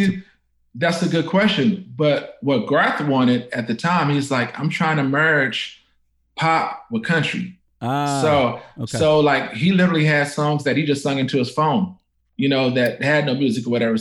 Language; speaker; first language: English; native; English